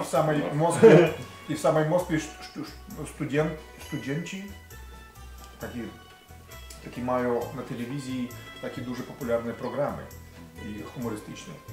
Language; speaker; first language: Polish; non-native, learner; Russian